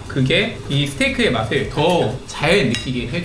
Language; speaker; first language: Korean; native; Korean